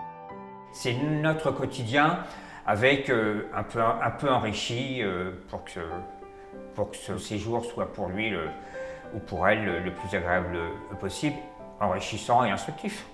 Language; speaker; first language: French; native; French